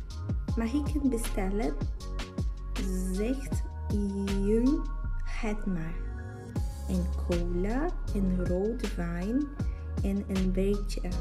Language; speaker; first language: Dutch; non-native, learner; Portuguese